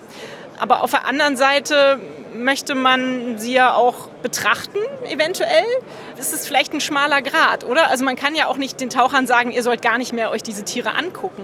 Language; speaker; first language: German; native; German